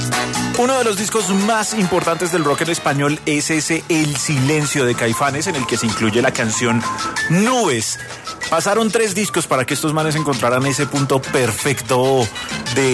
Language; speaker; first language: Spanish; native; Spanish